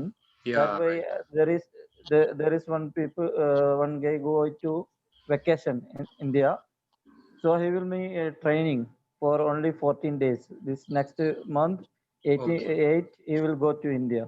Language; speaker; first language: English; non-native, learner; Malayalam